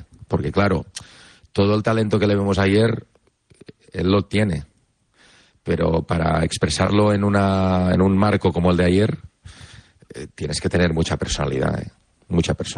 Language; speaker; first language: Spanish; native; Spanish